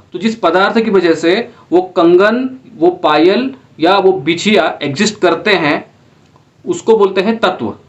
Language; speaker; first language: Hindi; non-native, local second language; Marathi